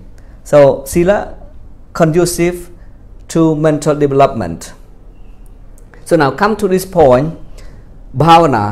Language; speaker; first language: English; non-native, fluent; Khmer